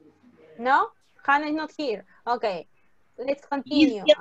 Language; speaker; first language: English; non-native, fluent; Spanish